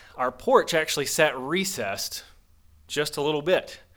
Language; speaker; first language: English; native; English